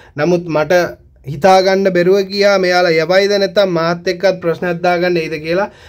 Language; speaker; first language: Sinhala; native; Sinhala